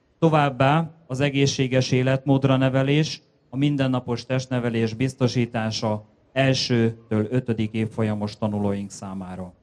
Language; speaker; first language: Hungarian; native; Hungarian